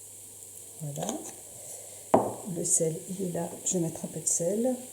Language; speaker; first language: French; native; French